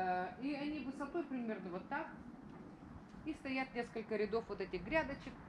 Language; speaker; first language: Russian; native; Russian